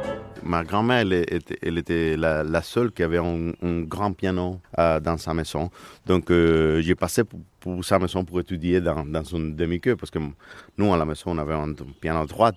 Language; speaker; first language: French; non-native, fluent; Spanish